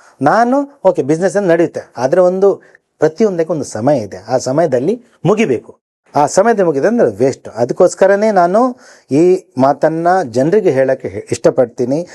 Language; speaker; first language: Kannada; native; Kannada